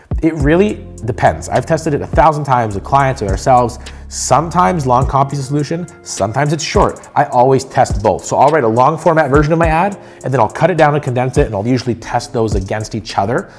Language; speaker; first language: English; native; English